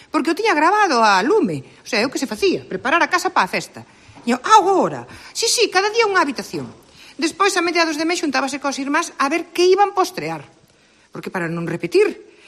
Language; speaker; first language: Galician; native; Galician